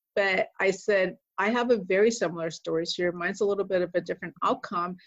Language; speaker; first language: English; native; English